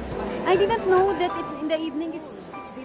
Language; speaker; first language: English; non-native, local second language; Filipino